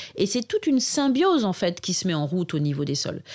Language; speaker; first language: French; native; French